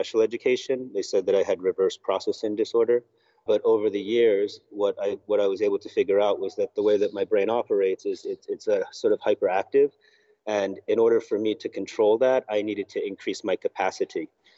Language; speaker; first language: English; native; English